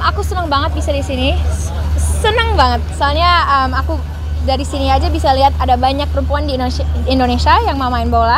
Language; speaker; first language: Indonesian; early bilingual, heritage; Indonesian